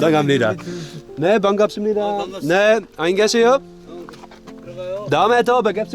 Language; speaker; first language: Korean; non-native, learner; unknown